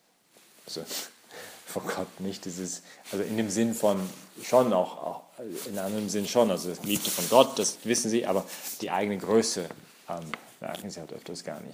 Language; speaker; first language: German; native; German